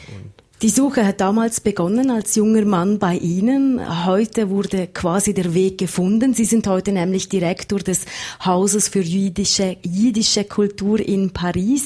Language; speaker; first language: German; native; German